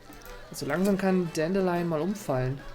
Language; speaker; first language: German; native; German